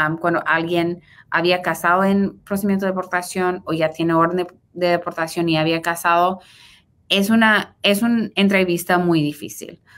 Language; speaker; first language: Spanish; early bilingual, heritage; Spanish